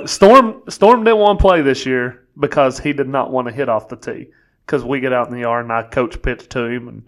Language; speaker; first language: English; native; English